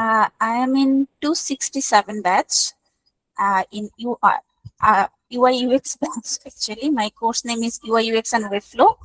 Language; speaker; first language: English; non-native, learner; Bangla